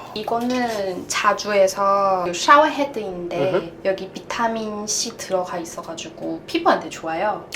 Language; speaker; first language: Korean; non-native, fluent; Cantonese